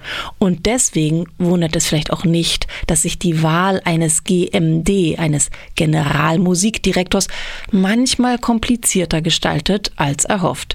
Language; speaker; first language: German; native; German